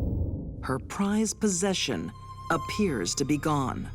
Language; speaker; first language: English; native; English